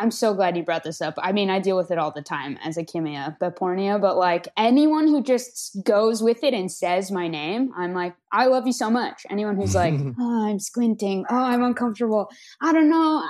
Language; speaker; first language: English; native; English